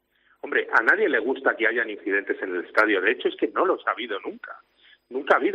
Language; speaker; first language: Spanish; native; Spanish